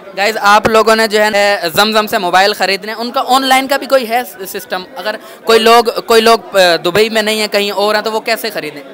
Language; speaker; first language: Urdu; non-native, local second language; Punjabi